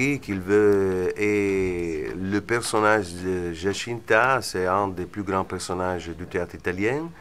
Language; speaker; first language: French; non-native, fluent; Italian